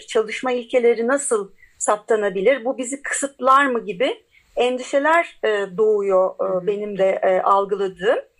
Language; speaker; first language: Turkish; native; Turkish